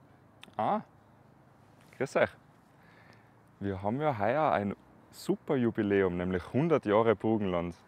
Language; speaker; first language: German; native; German